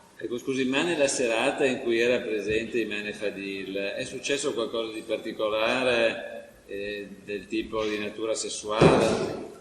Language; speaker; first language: Italian; native; Italian